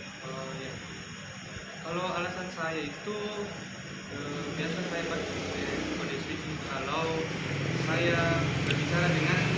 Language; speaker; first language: Indonesian; non-native, local second language; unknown